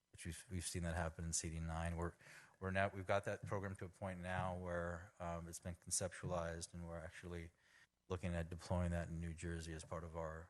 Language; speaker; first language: English; native; English